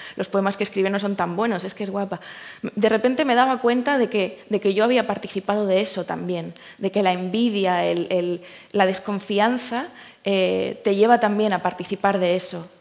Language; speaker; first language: Spanish; native; Spanish